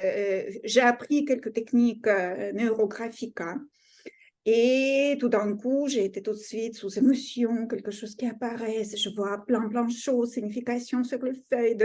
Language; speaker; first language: French; non-native, fluent; Russian